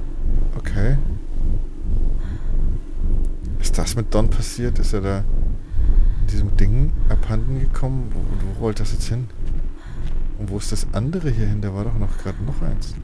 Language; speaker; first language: German; native; German